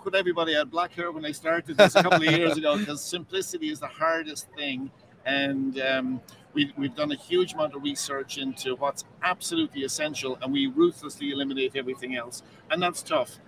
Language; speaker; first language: English; native; English